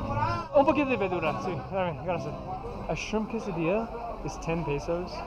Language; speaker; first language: Spanish; non-native, learner; English